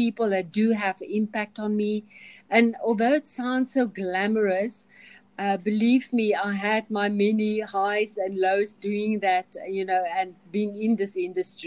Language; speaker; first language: English; non-native, local second language; Afrikaans